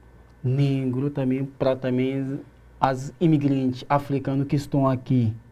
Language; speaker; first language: Portuguese; non-native, learner; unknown